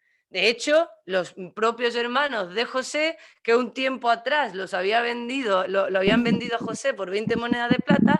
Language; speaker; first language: Spanish; native; Spanish